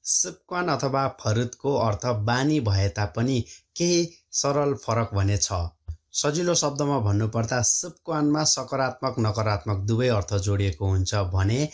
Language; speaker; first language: Nepali; native; Nepali